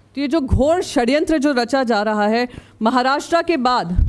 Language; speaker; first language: Hindi; native; Hindi